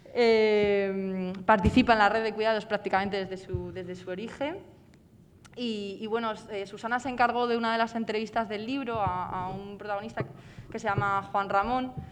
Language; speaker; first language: Spanish; native; Spanish